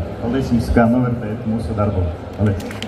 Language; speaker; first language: Latvian; non-native, local second language; Russian